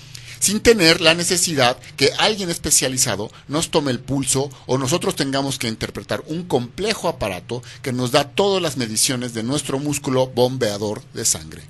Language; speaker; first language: Spanish; native; Spanish